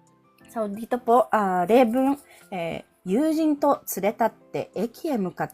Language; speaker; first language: Japanese; non-native, fluent; Filipino